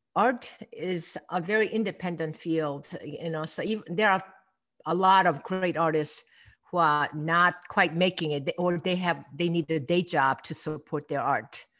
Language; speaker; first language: English; non-native, fluent; Korean